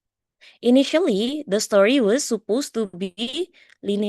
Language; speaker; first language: English; non-native, learner; Indonesian